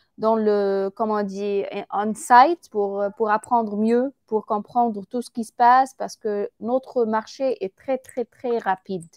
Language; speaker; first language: French; non-native, fluent; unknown